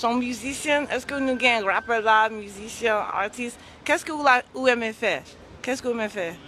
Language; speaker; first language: Haitian Creole; early bilingual, heritage; English